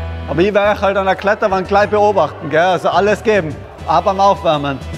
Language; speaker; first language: German; native; German